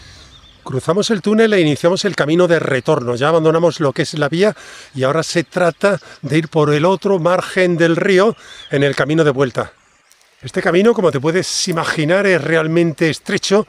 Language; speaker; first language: Spanish; native; Spanish